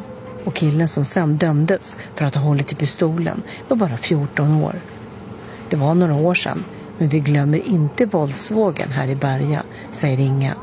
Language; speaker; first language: Swedish; native; Swedish